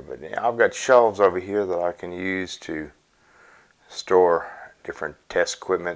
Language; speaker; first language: English; native; English